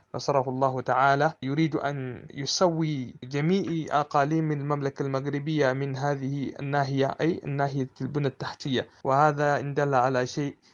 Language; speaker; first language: Arabic; non-native, fluent; Hausa